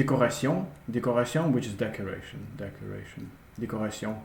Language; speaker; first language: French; non-native, learner; Russian